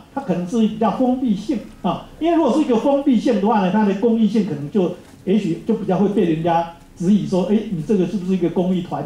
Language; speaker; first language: Chinese; native; Chinese